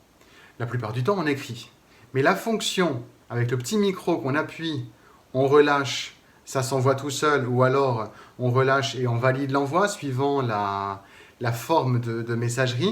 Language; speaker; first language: French; native; French